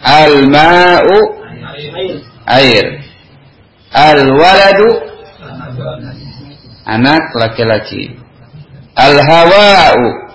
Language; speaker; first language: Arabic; non-native, fluent; Indonesian